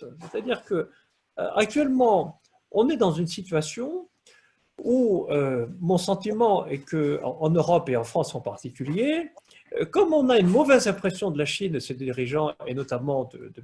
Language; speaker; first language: French; native; French